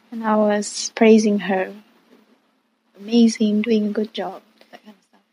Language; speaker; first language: English; native; English